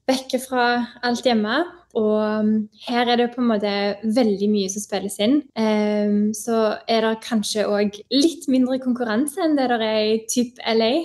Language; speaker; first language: Norwegian; native; Norwegian